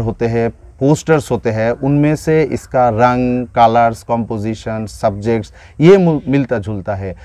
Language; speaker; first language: Hindi; non-native, fluent; Bangla